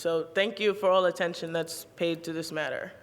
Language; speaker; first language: English; native; English